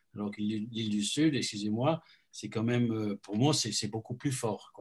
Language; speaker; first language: French; non-native, fluent; English